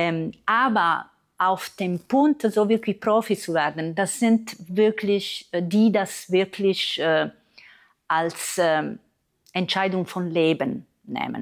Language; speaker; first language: German; non-native, fluent; Italian